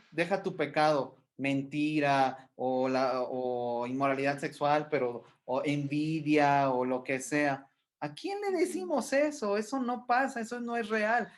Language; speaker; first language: Spanish; native; Spanish